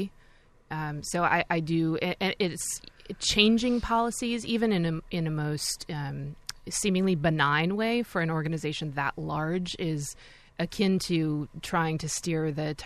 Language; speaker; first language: English; native; English